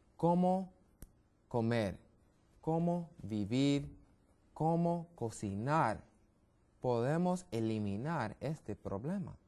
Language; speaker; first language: Spanish; non-native, learner; English